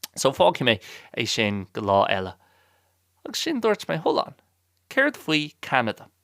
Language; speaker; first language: Irish; non-native, local second language; English